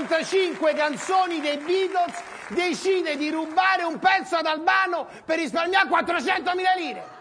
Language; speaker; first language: Italian; native; Italian